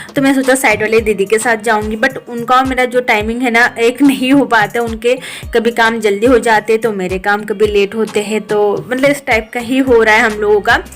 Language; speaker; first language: Hindi; native; Hindi